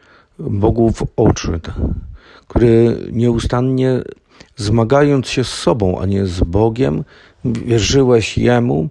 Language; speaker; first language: Polish; native; Polish